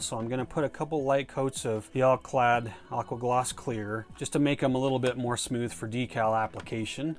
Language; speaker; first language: English; native; English